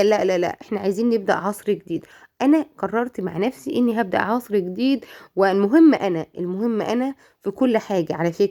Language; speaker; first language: Arabic; native; Arabic